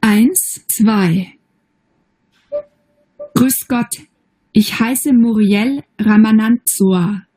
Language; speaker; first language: German; non-native, learner; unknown